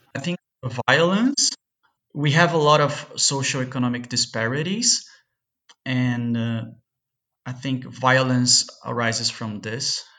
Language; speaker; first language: English; non-native, fluent; Portuguese